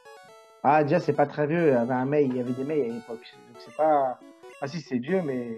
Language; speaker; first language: French; native; French